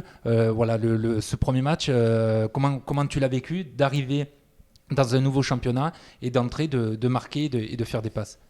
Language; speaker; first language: French; native; French